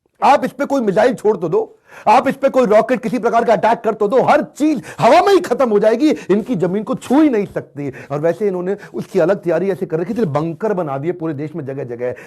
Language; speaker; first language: Hindi; native; Hindi